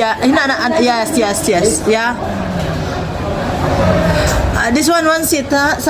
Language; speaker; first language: English; non-native, learner; Filipino